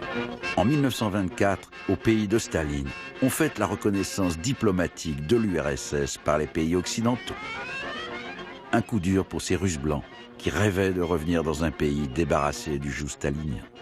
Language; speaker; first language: French; native; French